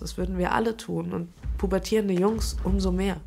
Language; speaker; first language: German; native; German